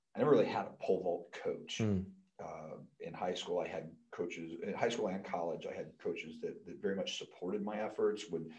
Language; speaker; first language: English; native; English